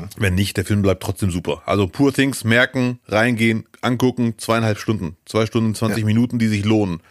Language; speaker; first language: German; early bilingual, other home language; Arabic